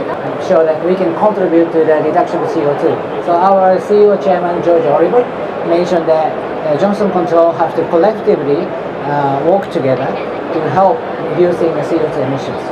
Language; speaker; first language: English; non-native, fluent; Japanese